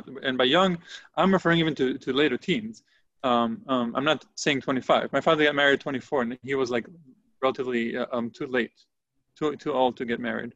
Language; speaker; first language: English; non-native, fluent; Hebrew